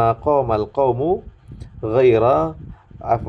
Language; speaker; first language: Arabic; non-native, fluent; Indonesian